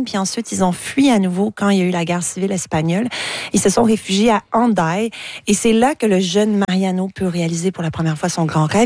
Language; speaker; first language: French; native; French